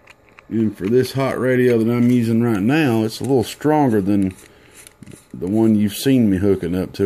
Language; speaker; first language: English; native; English